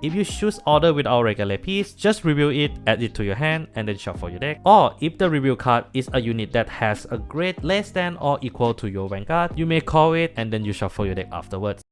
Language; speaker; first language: English; non-native, fluent; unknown